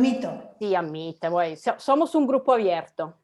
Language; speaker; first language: Spanish; non-native, fluent; Italian